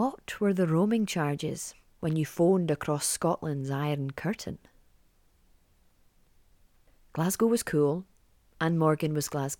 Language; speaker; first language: English; native; English